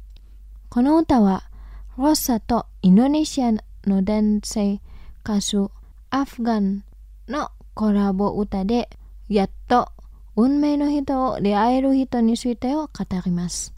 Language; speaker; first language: Japanese; non-native, fluent; Indonesian